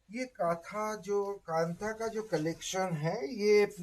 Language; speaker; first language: Hindi; non-native, local second language; Bangla